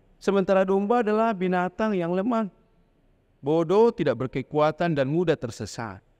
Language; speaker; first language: Indonesian; non-native, local second language; Batak Toba